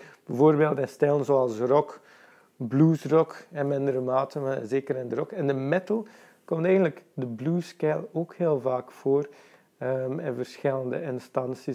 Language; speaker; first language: Dutch; native; Dutch